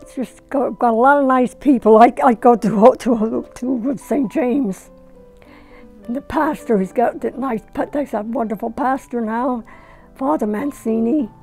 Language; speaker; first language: English; native; English